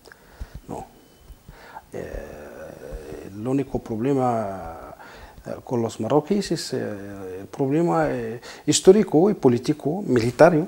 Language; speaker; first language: Spanish; non-native, fluent; Arabic